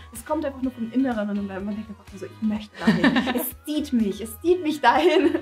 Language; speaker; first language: German; non-native, fluent; Russian